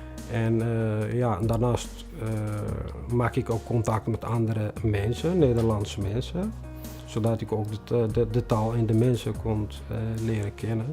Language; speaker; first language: Dutch; non-native, fluent; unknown